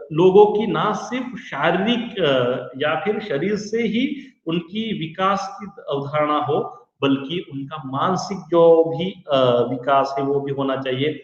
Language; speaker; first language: Hindi; non-native, local second language; Marathi